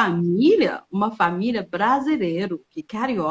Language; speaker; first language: Portuguese; non-native, fluent; Chinese